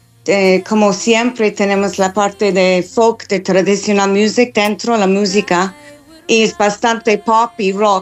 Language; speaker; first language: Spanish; non-native, fluent; English